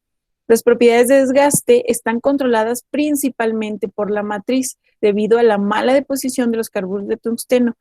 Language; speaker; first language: Spanish; native; Spanish